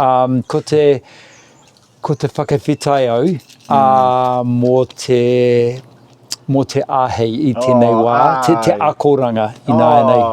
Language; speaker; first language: Māori; non-native, local second language; English